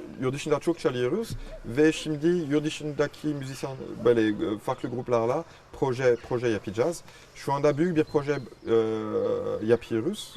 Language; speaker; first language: Turkish; non-native, fluent; French